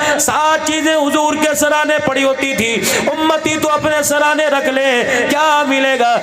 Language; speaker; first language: Urdu; non-native, local second language; Punjabi